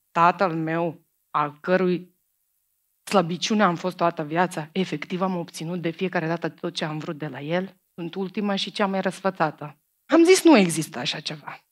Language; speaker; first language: Romanian; non-native, fluent; Macedonian